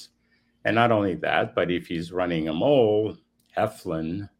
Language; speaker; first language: English; non-native, fluent; Romanian